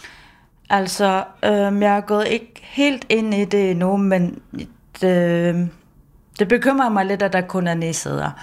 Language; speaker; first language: Danish; non-native, local second language; Kalaallisut